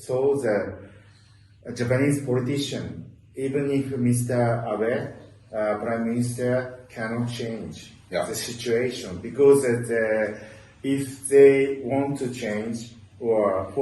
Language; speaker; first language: English; non-native, learner; Japanese